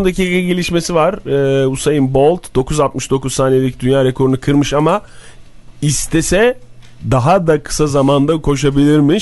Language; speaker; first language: Turkish; native; Turkish